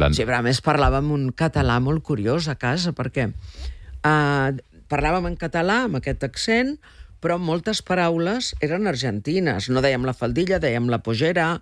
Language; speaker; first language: Catalan; early bilingual, heritage; Catalan